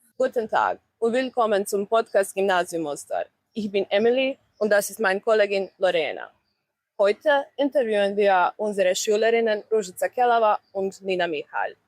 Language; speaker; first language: German; non-native, learner; Croatian